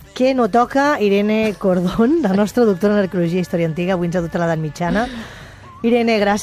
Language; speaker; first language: Catalan; native; Catalan